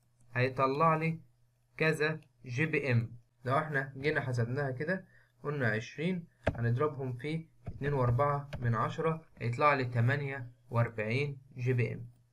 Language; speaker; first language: Arabic; native; Arabic